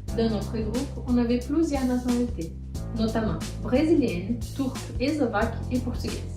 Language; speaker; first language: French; non-native, fluent; Portuguese